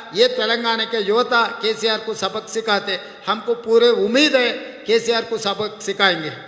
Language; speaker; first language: Hindi; non-native, local second language; Telugu